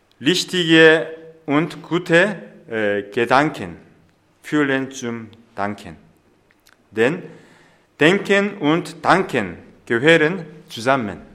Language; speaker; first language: German; non-native, fluent; Korean